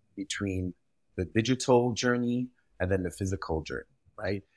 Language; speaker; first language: English; early bilingual, other home language; French